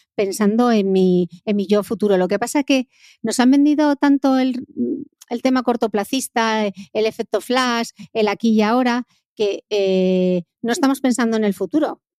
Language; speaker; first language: Spanish; native; Spanish